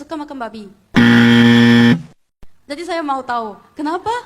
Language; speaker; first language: Indonesian; non-native, fluent; Korean